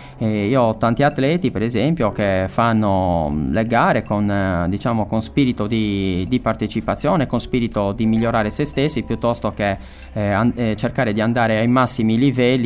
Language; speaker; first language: Italian; native; Italian